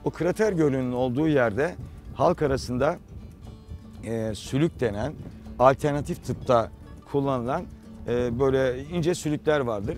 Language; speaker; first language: Turkish; native; Turkish